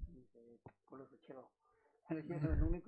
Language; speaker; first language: Italian; non-native, learner; Chinese